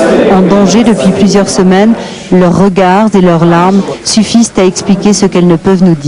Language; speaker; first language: French; native; French